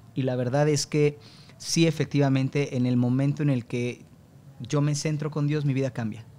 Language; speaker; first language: Spanish; native; Spanish